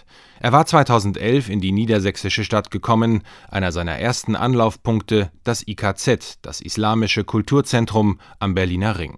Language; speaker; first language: German; native; German